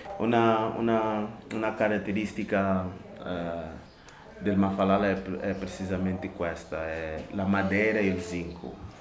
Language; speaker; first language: Italian; non-native, fluent; Portuguese